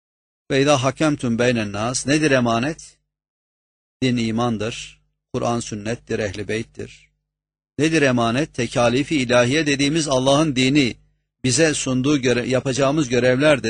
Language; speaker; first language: Turkish; native; Turkish